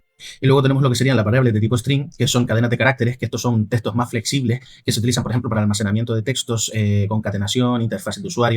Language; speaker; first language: Spanish; native; Spanish